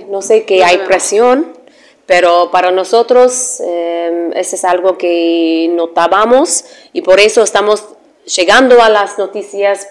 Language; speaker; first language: Spanish; non-native, fluent; Arabic